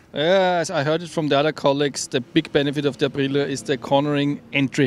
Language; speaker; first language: English; non-native, fluent; German